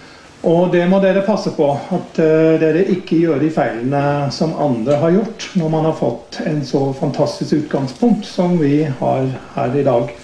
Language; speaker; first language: Norwegian; non-native, fluent; English